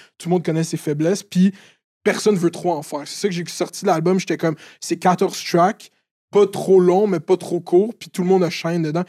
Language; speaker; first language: French; native; French